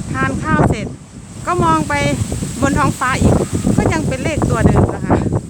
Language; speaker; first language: Thai; non-native, local second language; Northeastern Thai